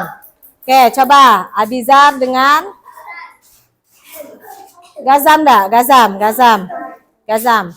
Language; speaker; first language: Indonesian; native; Indonesian